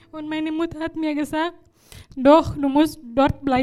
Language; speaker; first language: German; non-native, learner; Indonesian